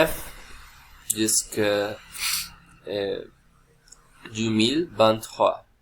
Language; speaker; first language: French; non-native, learner; Spanish